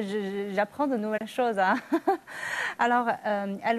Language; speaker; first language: French; non-native, fluent; Chinese